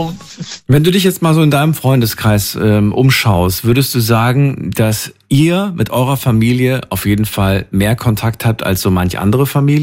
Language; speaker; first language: German; native; German